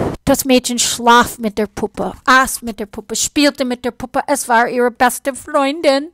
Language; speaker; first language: German; non-native, fluent; English